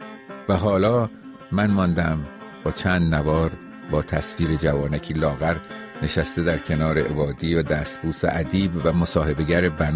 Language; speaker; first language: Persian; native; Persian